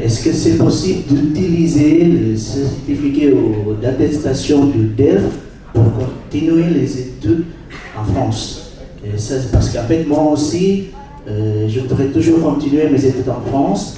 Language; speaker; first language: French; non-native, fluent; Indonesian